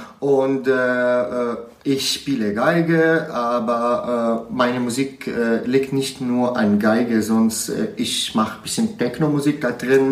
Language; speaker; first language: German; non-native, learner; Arabic